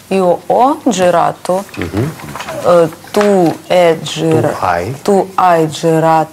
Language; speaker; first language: Italian; non-native, learner; Russian